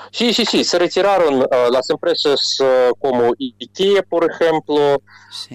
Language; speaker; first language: Spanish; non-native, fluent; Russian